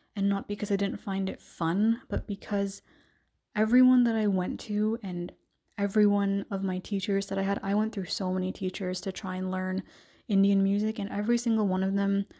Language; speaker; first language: English; native; English